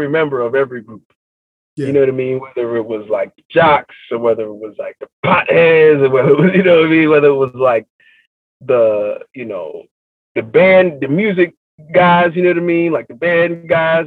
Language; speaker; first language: English; native; English